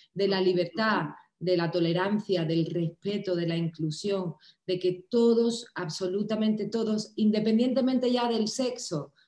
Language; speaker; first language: Spanish; native; Spanish